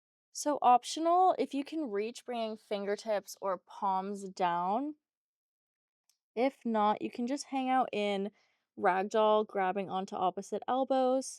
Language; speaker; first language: English; native; English